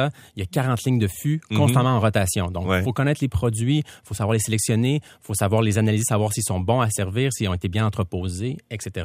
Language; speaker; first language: French; native; French